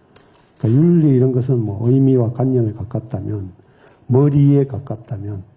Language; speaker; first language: Korean; native; Korean